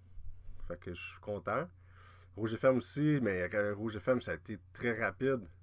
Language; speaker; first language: French; native; French